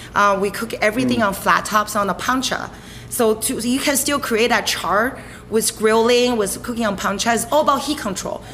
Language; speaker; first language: English; non-native, fluent; Chinese